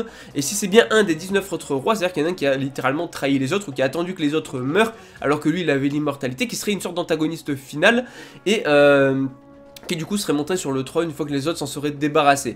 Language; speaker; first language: French; native; French